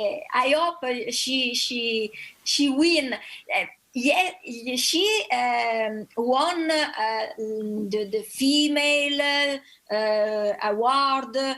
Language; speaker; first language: English; non-native, learner; Italian